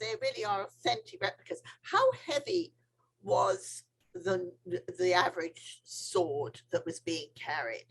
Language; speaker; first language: English; native; English